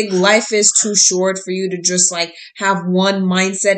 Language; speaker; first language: English; early bilingual, other home language; Haitian Creole